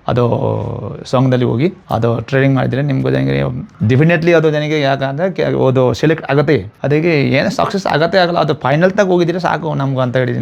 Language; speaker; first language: Kannada; non-native, learner; Nepali